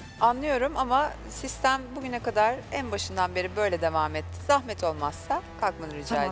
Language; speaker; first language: Turkish; native; Turkish